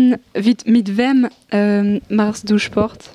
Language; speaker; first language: German; non-native, learner; French